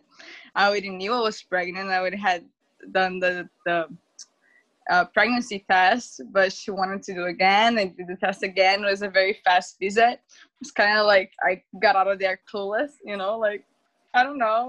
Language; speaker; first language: English; non-native, fluent; Portuguese